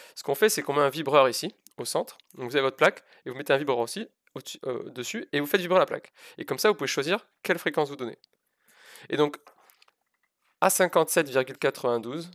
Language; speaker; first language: French; native; French